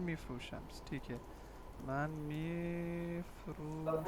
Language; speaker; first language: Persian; non-native, fluent; Urdu